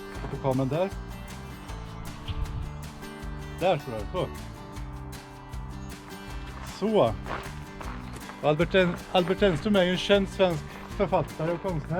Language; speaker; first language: Swedish; native; Swedish